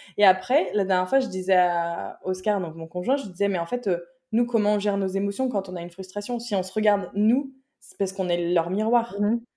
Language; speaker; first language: French; native; French